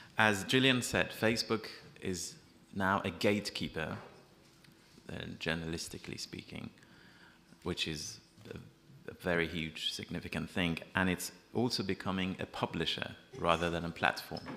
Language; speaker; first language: English; non-native, fluent; Persian